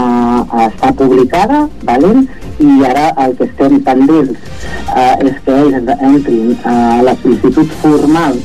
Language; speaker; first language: Catalan; native; Catalan